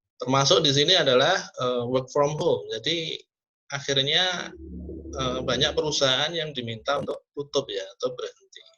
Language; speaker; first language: Indonesian; non-native, local second language; Javanese